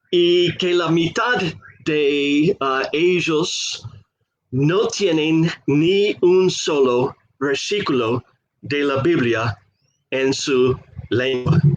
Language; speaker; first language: Spanish; non-native, fluent; English